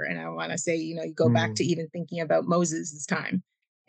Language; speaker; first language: English; native; English